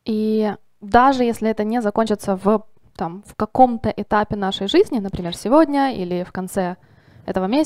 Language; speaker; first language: Russian; native; Russian